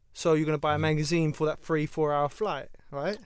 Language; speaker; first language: English; native; English